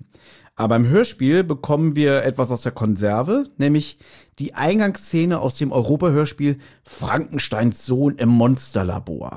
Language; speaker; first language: German; native; German